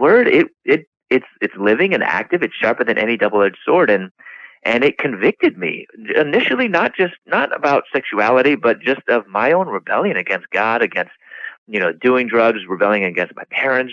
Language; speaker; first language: English; native; English